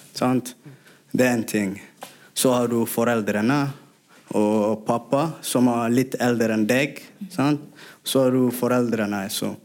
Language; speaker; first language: Norwegian; non-native, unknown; Somali